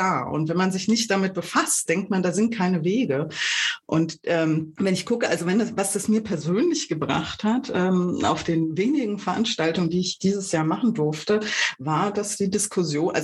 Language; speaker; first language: German; native; German